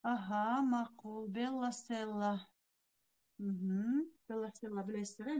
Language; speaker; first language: Russian; non-native, local second language; Kyrgyz